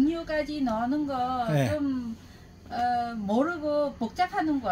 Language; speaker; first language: Korean; non-native, learner; Vietnamese